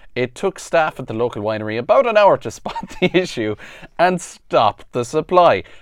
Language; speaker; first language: English; native; English